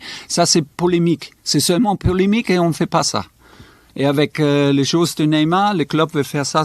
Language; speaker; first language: French; non-native, fluent; German